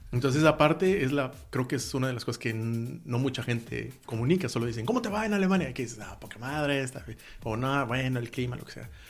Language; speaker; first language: Spanish; native; Spanish